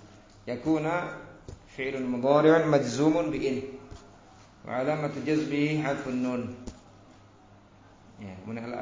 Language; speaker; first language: Arabic; non-native, learner; Indonesian